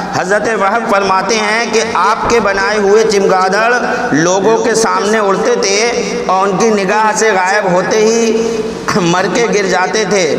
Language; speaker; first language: Urdu; native; Urdu